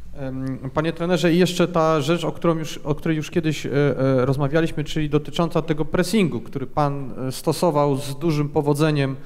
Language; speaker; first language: Polish; native; Polish